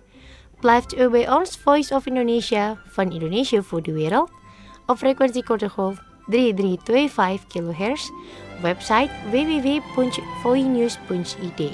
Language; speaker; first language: Dutch; non-native, fluent; Indonesian